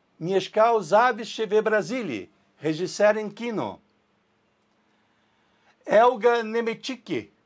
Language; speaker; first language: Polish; non-native, learner; Portuguese